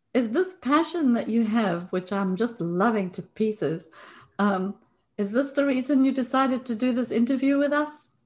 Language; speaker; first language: English; native; English